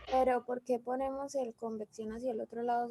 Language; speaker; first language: Spanish; native; Spanish